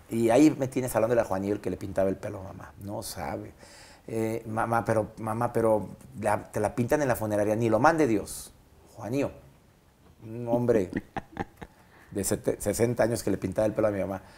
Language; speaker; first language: Spanish; native; Spanish